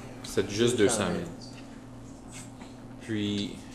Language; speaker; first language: French; native; French